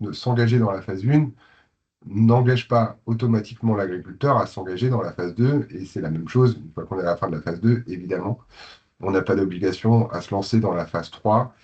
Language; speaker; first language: French; native; French